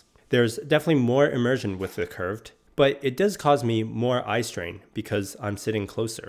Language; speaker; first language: English; native; English